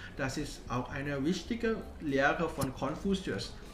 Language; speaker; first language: German; non-native, learner; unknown